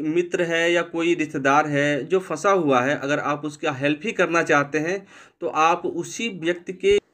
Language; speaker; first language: Hindi; native; Hindi